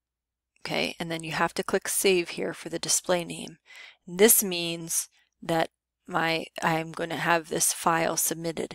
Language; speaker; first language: English; native; English